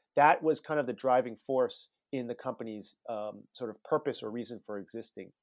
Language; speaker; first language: English; native; English